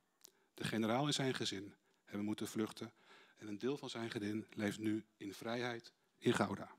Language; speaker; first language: Dutch; native; Dutch